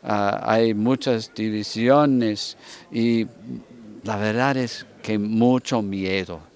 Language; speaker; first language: Spanish; non-native, fluent; English